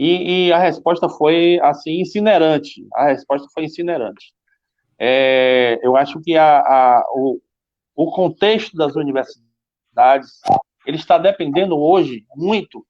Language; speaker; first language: Portuguese; native; Portuguese